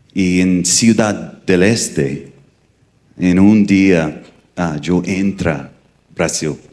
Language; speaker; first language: Portuguese; non-native, learner; English